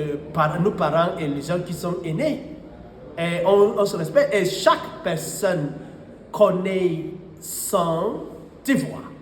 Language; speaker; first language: French; non-native, fluent; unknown